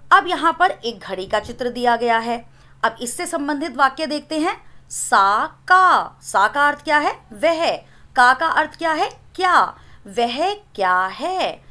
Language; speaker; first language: Hindi; native; Hindi